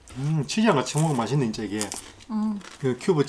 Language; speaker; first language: Korean; native; Korean